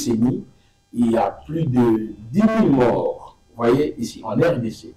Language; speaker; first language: French; non-native, local second language; Lingala